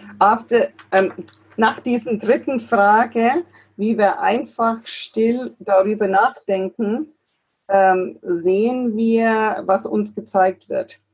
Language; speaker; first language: German; non-native, fluent; English